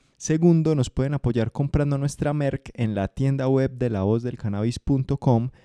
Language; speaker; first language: Spanish; native; Spanish